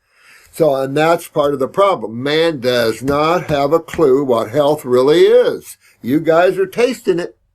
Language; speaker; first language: English; native; English